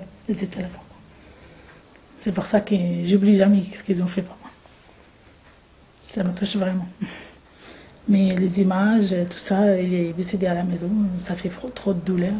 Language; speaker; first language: French; non-native, local second language; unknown